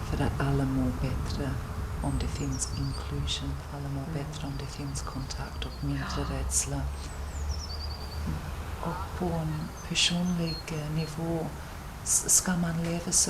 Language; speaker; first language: Swedish; non-native, fluent; English